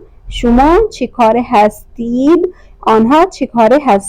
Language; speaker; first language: Persian; non-native, fluent; Urdu